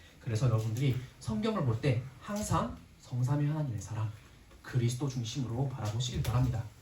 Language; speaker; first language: Korean; native; Korean